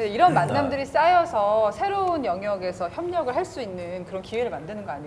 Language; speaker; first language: Korean; native; Korean